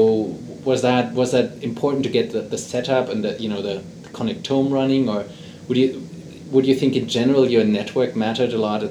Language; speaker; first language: English; non-native, fluent; German